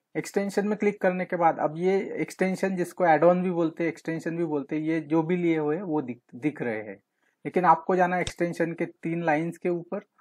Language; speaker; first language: Hindi; non-native, local second language; Marathi